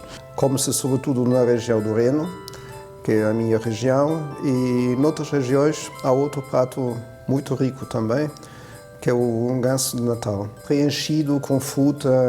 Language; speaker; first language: Portuguese; non-native, fluent; German